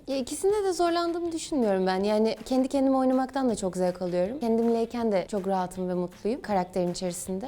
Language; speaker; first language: Turkish; native; Turkish